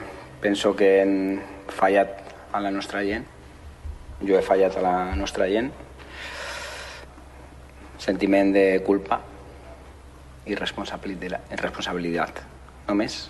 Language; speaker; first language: Catalan; non-native, local second language; Spanish